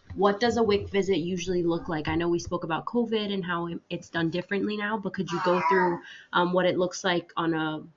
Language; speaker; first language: English; early bilingual, other home language; Spanish